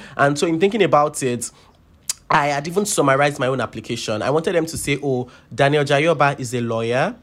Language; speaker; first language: English; non-native, local second language; Yoruba